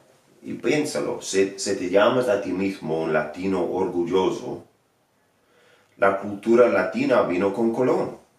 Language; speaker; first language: Spanish; non-native, fluent; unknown